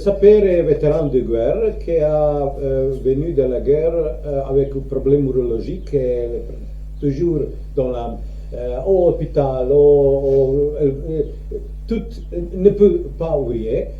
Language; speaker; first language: French; non-native, learner; Croatian